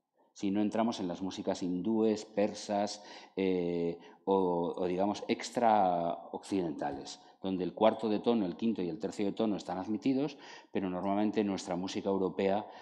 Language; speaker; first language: Spanish; native; Spanish